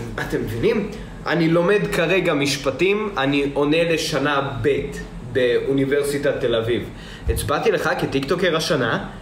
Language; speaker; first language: Hebrew; early bilingual, other home language; Russian